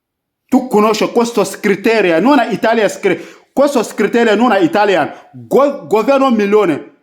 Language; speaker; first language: Italian; non-native, learner; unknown